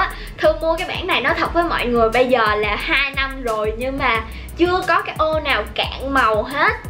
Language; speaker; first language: Vietnamese; native; Vietnamese